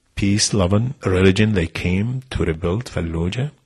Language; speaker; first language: English; non-native, fluent; Arabic